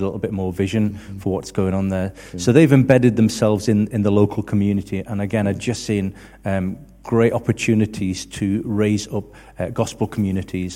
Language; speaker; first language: English; native; English